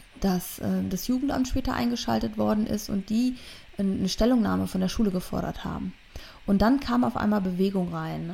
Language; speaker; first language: German; native; German